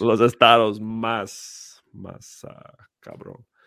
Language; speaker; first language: Spanish; non-native, fluent; English